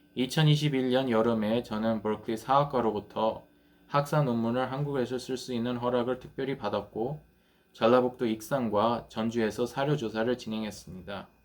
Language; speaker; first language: Korean; early bilingual, heritage; English